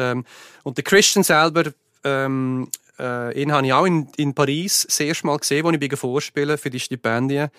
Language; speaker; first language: German; native; German